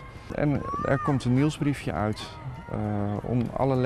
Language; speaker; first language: Dutch; native; Dutch